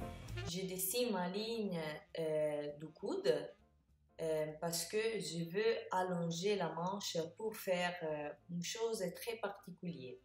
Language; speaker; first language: French; non-native, fluent; Italian